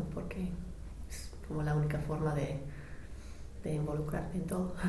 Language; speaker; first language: Spanish; non-native, fluent; English